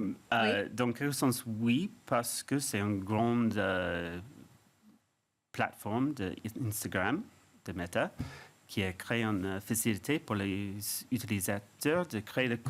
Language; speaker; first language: French; non-native, fluent; English